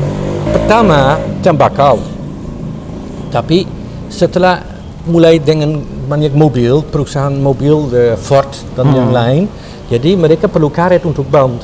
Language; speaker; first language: Indonesian; non-native, fluent; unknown